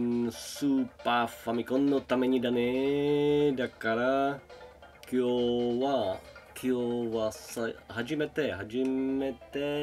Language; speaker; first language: Japanese; non-native, learner; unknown